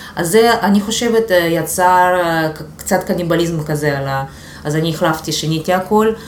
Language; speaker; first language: Hebrew; non-native, fluent; Russian